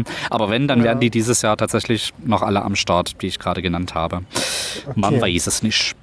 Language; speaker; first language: German; native; German